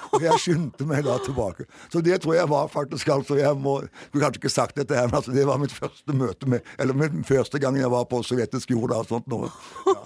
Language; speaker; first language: Norwegian; native; Norwegian